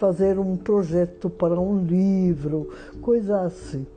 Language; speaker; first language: Portuguese; non-native, fluent; Hungarian